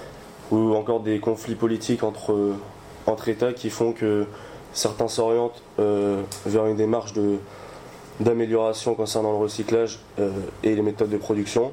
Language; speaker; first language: French; native; French